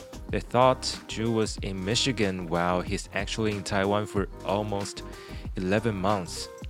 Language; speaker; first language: English; non-native, fluent; Chinese